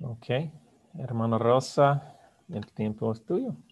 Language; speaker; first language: Spanish; non-native, fluent; English